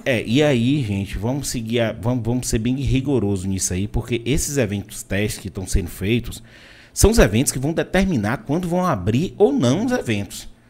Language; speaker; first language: Portuguese; native; Portuguese